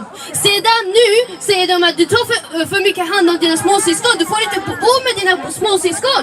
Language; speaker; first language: Swedish; early bilingual, other home language; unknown